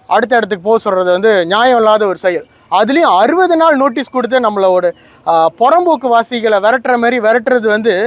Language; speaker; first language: Tamil; early bilingual, heritage; Tamil